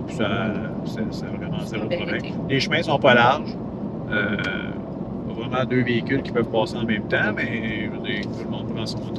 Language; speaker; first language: French; native; French